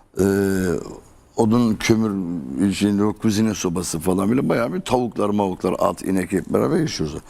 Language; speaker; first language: Turkish; native; Turkish